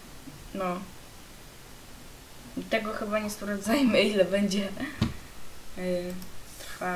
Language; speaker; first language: Polish; native; Polish